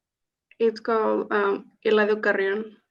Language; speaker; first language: English; non-native, learner; Spanish